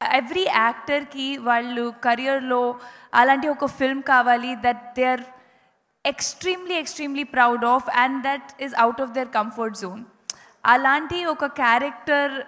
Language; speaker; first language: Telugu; non-native, learner; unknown